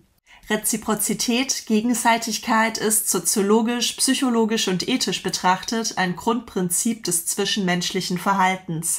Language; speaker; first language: German; native; German